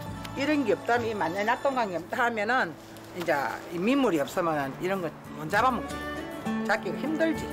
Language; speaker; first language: Korean; native; Korean